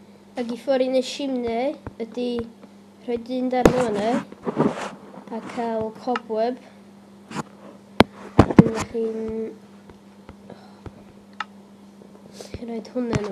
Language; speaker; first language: Welsh; native; Welsh